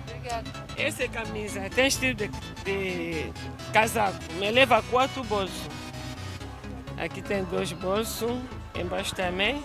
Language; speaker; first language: Portuguese; non-native, learner; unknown